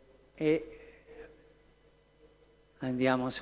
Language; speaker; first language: Italian; early bilingual, heritage; Spanish